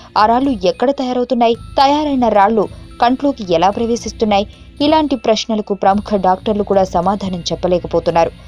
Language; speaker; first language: Telugu; native; Telugu